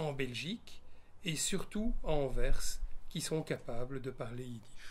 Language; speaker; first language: French; native; French